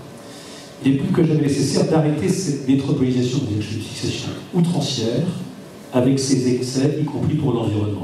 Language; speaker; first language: French; native; French